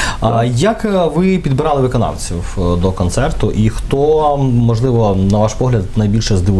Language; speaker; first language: Ukrainian; native; Ukrainian